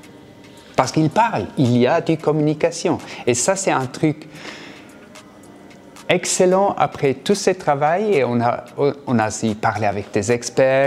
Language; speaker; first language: French; non-native, fluent; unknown